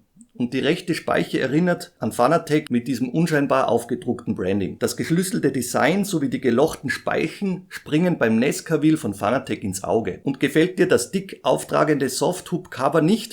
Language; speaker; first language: German; native; German